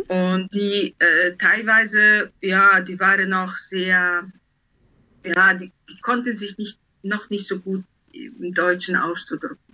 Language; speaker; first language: German; non-native, fluent; Italian